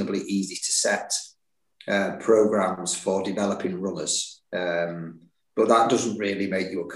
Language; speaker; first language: English; native; English